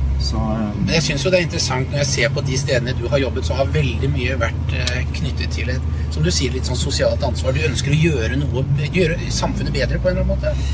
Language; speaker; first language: Norwegian; native; Norwegian